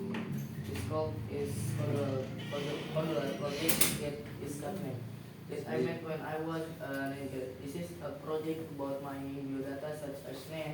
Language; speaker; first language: English; non-native, learner; Indonesian